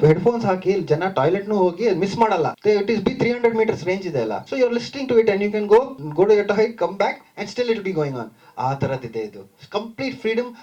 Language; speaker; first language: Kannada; non-native, local second language; Marathi